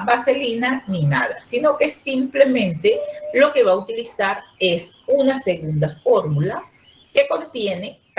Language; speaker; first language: Spanish; native; Spanish